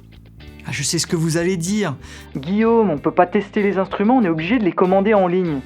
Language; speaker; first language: French; native; French